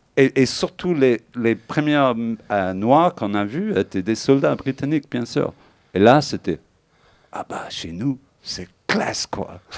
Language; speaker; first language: French; non-native, fluent; English